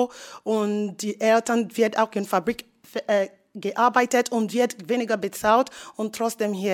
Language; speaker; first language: German; non-native, learner; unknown